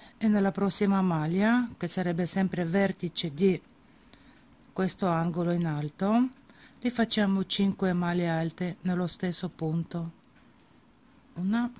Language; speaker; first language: Italian; non-native, fluent; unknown